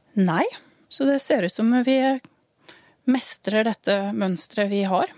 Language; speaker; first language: Norwegian; native; Norwegian